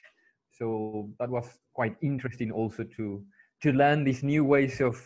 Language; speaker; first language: English; non-native, fluent; Spanish